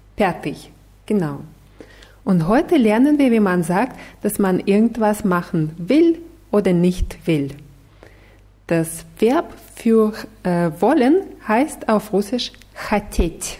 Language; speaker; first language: German; non-native, fluent; Russian